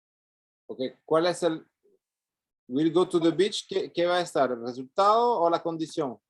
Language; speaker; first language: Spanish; non-native, fluent; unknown